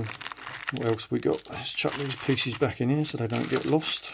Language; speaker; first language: English; native; English